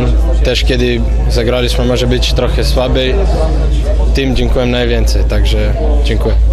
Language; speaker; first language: Polish; non-native, learner; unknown